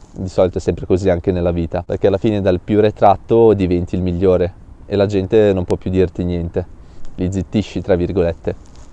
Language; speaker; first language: Italian; early bilingual, other home language; Russian